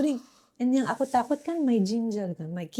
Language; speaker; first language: Indonesian; non-native, fluent; Filipino